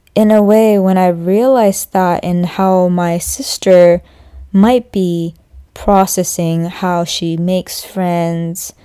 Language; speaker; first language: English; non-native, fluent; Japanese